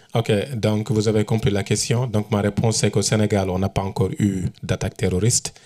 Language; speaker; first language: French; non-native, local second language; Fula